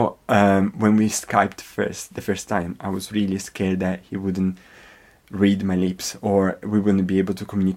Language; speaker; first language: English; non-native, fluent; Italian